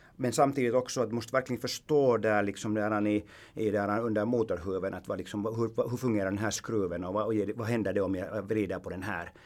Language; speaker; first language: Swedish; non-native, local second language; Finnish